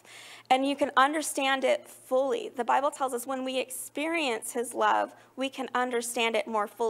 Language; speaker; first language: English; native; English